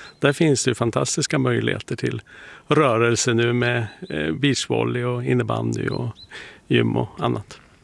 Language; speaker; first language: Swedish; native; Swedish